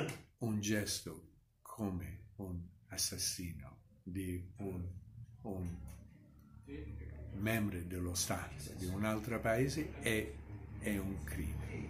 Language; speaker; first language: Italian; non-native, fluent; English